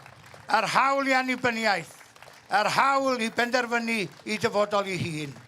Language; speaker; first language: Welsh; native; Welsh